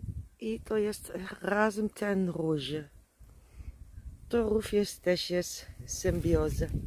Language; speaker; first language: Polish; non-native, learner; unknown